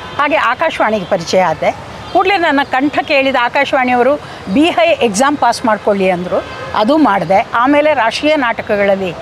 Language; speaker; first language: Kannada; native; Kannada